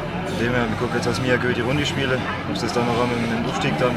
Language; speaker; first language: German; native; German